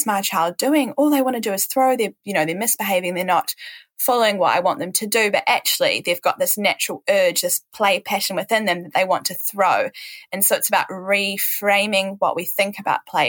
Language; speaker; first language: English; native; English